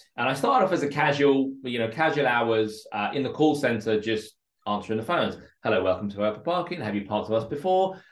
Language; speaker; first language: English; early bilingual, other home language; Russian